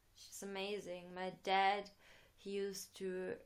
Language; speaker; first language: English; non-native, fluent; German